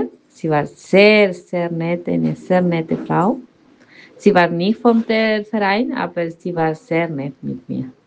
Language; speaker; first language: German; non-native, learner; Spanish